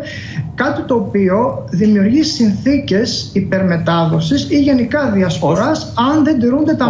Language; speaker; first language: Greek; native; Greek